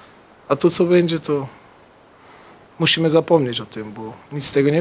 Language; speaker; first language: Polish; non-native, fluent; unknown